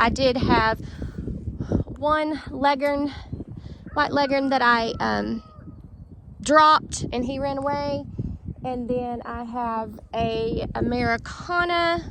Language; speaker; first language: English; native; English